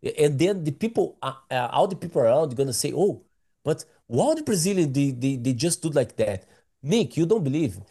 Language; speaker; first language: English; non-native, learner; Portuguese